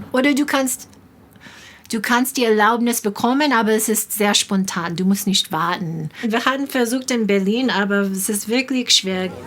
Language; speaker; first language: German; non-native, fluent; English